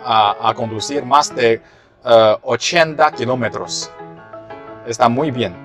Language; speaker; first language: Spanish; non-native, learner; Chinese